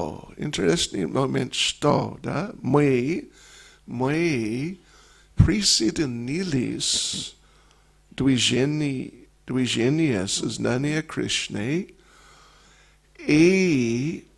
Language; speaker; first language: Russian; non-native, learner; English